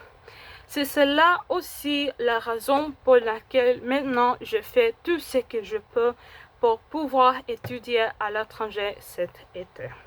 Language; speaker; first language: French; non-native, fluent; Spanish